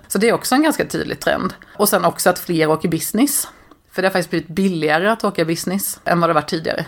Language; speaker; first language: Swedish; native; Swedish